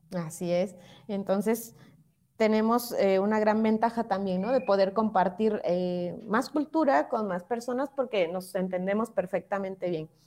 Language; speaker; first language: Spanish; native; Spanish